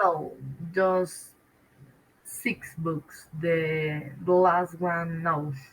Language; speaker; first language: English; non-native, learner; Spanish